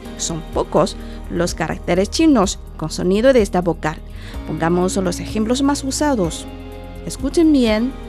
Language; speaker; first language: Spanish; non-native, fluent; Chinese